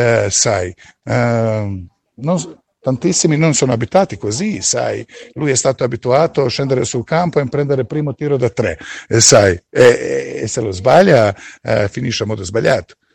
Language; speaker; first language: Italian; non-native, fluent; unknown